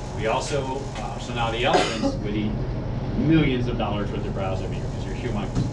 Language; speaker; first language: English; native; English